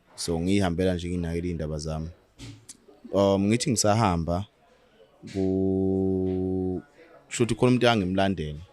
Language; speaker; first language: Zulu; native; Zulu